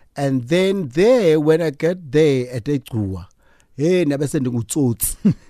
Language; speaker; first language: English; non-native, local second language; Xhosa